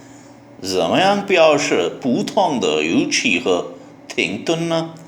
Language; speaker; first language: Chinese; non-native, learner; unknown